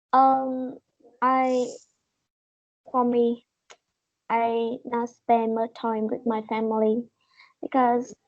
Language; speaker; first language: English; non-native, learner; Vietnamese